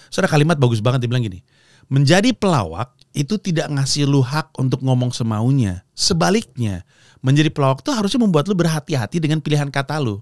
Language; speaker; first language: Indonesian; native; Indonesian